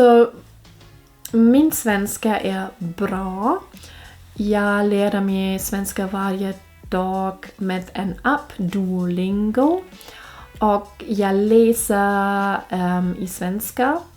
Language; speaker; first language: Swedish; non-native, learner; German